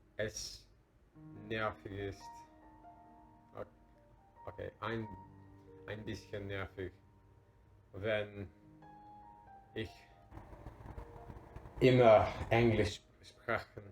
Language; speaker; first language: German; non-native, learner; English